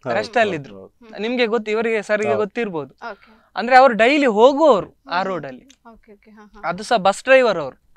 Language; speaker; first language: Kannada; native; Kannada